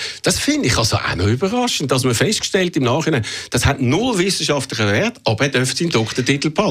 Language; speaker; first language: German; native; German